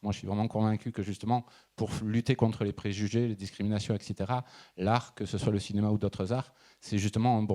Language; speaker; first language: French; native; French